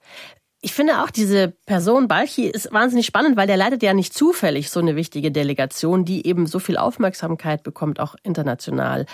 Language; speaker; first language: German; native; German